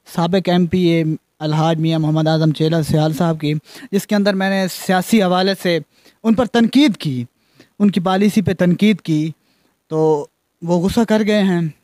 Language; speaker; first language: Urdu; non-native, local second language; Punjabi